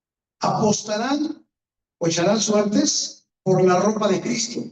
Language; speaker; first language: Spanish; native; Spanish